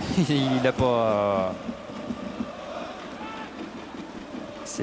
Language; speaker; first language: French; native; French